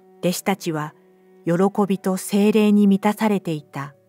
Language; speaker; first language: Japanese; native; Japanese